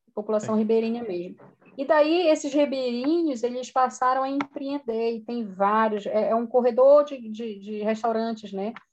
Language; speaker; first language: Portuguese; native; Portuguese